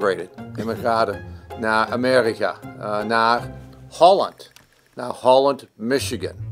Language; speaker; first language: Dutch; early bilingual, heritage; Dutch